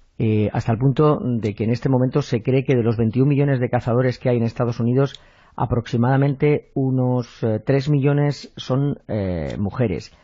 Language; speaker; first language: Spanish; native; Spanish